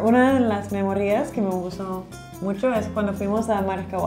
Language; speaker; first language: Spanish; non-native, learner; English